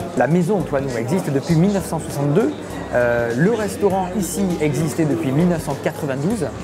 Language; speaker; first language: French; native; French